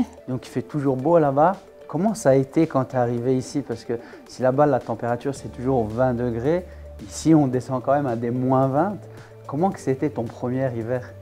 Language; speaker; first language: French; native; French